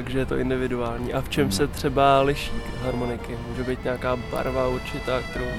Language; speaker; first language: Czech; native; Czech